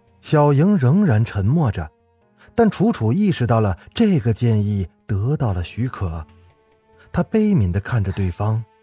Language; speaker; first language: Chinese; native; Chinese